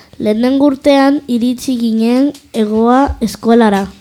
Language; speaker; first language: Basque; non-native, learner; Spanish